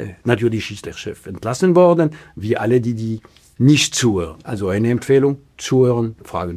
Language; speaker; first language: German; non-native, local second language; French